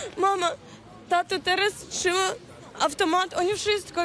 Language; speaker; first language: Polish; non-native, learner; Ukrainian